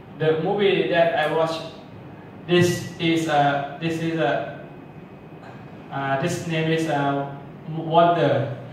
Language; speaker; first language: English; non-native, learner; Thai